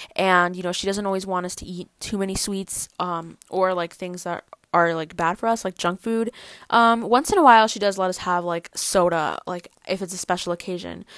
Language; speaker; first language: English; early bilingual, other home language; Spanish